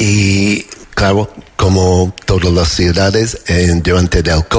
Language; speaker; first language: Spanish; non-native, learner; English